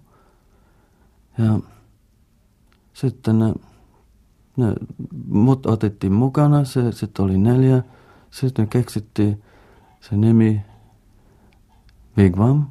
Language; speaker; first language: Finnish; non-native, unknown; English